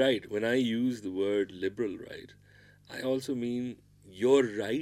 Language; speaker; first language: English; non-native, local second language; Pashto